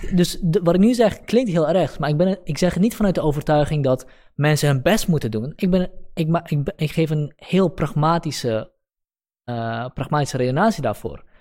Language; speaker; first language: Dutch; early bilingual, other home language; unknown